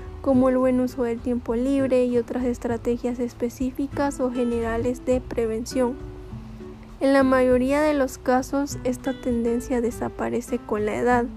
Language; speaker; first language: Spanish; native; Spanish